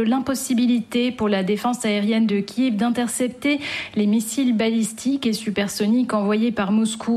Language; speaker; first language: French; native; French